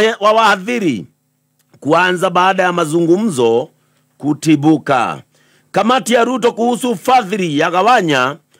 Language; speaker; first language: Swahili; non-native, local second language; Kikuyu